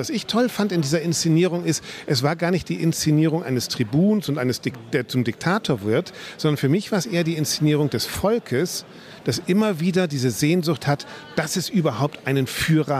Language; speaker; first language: German; native; German